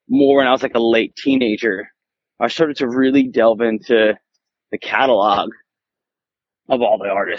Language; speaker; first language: English; native; English